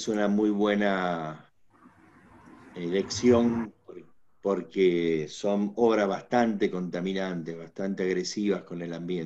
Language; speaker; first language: Spanish; native; Spanish